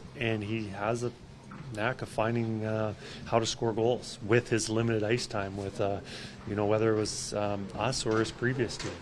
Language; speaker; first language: English; native; English